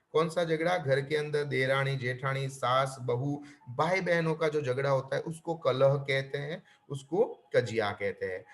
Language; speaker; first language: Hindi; non-native, local second language; Gujarati